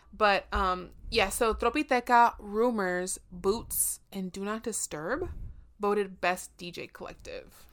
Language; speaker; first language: English; early bilingual, other home language; Spanish